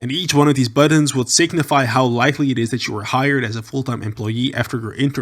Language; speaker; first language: English; native; English